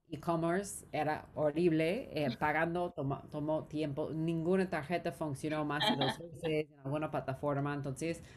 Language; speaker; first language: Spanish; non-native, fluent; English